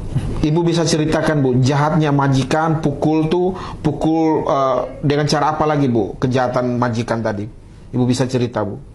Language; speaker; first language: Indonesian; native; Indonesian